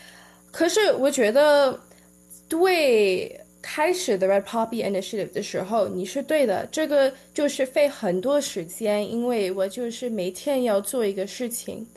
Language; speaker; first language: Chinese; early bilingual, heritage; Chinese